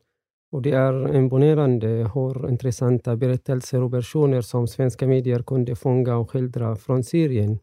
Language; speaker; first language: Swedish; non-native, fluent; Arabic